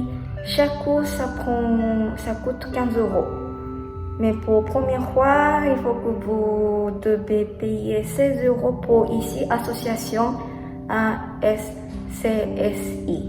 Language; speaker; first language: French; non-native, learner; Japanese